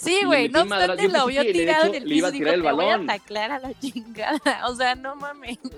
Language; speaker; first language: Spanish; native; Spanish